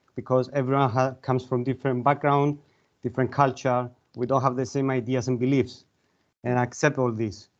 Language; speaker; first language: English; non-native, fluent; Greek